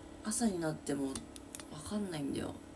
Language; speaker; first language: Japanese; native; Japanese